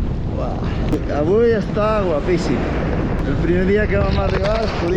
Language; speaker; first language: Catalan; native; Catalan